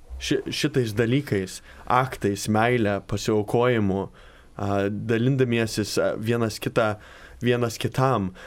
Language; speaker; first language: Lithuanian; early bilingual, heritage; Lithuanian